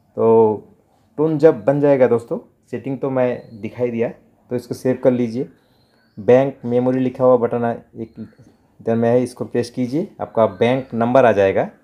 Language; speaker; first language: Hindi; non-native, local second language; Bangla